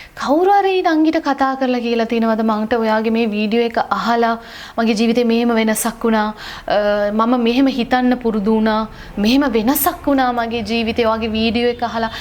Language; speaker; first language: Sinhala; native; Sinhala